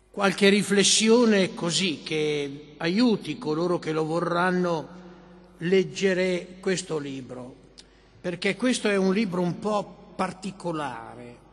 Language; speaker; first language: Italian; native; Italian